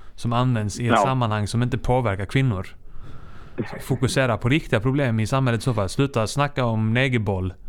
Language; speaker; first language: Swedish; non-native, fluent; Icelandic